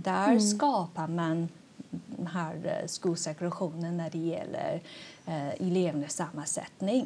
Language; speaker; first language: Swedish; non-native, fluent; Chinese